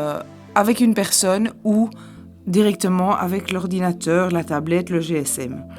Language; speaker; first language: French; native; French